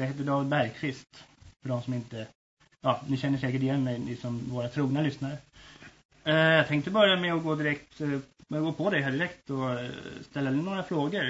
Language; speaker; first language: Swedish; native; Swedish